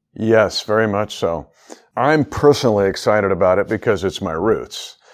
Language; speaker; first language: English; native; English